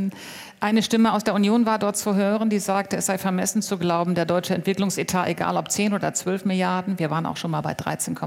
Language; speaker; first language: German; native; German